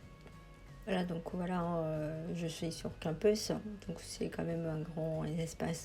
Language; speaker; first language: French; non-native, fluent; Japanese